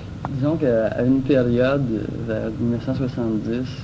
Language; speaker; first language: French; native; French